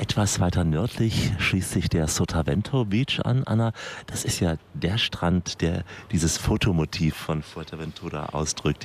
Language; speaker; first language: German; native; German